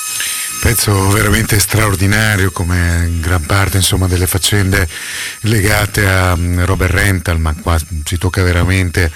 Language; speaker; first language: Italian; native; Italian